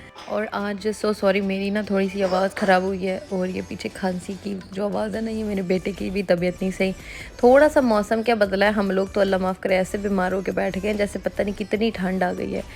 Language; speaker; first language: Urdu; native; Urdu